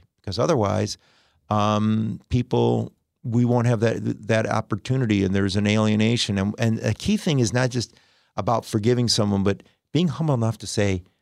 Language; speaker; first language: English; native; English